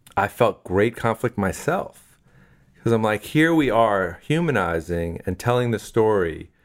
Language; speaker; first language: English; native; English